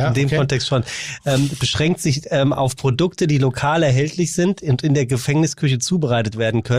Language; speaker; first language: German; native; German